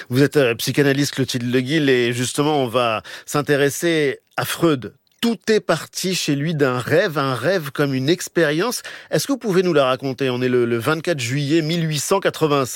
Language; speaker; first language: French; native; French